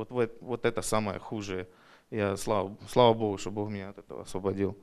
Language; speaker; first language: Russian; early bilingual, heritage; Russian